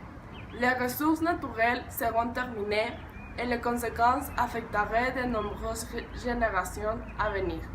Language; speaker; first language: French; non-native, learner; Spanish